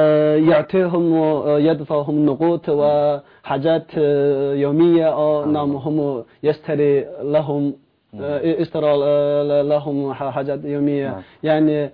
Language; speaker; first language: Arabic; non-native, learner; Chinese